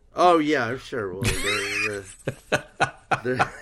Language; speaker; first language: English; early bilingual, other home language; Spanish